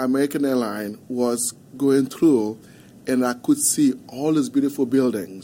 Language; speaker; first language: English; non-native, fluent; Haitian Creole